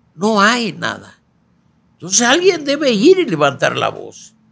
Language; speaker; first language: Spanish; native; Spanish